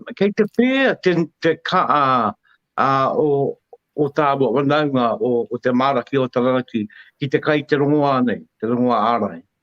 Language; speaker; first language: Māori; native; Māori